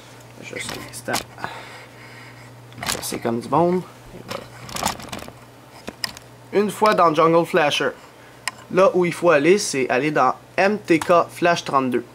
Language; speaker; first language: French; native; French